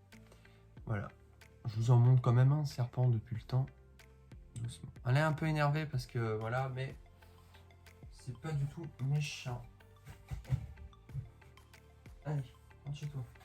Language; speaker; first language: French; native; French